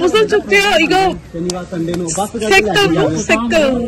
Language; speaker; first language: Korean; non-native, learner; Punjabi